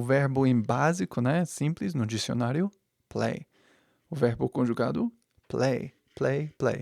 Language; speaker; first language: Portuguese; non-native, fluent; English